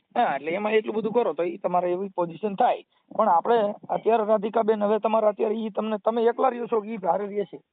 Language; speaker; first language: Gujarati; native; Gujarati